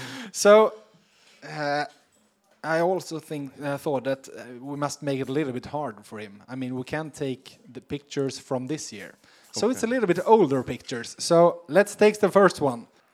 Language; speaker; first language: English; non-native, fluent; Swedish